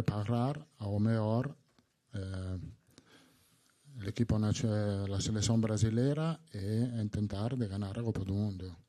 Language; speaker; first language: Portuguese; non-native, learner; Italian